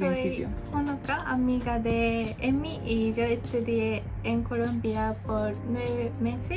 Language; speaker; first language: Spanish; non-native, fluent; Japanese